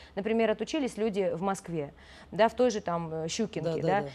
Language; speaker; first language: Russian; native; Russian